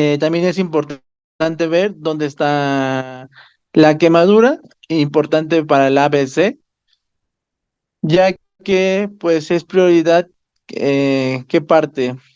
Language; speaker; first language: Spanish; native; Spanish